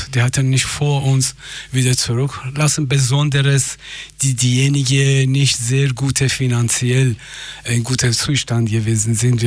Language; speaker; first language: German; non-native, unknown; Persian